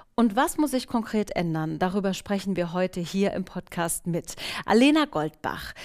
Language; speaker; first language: German; native; German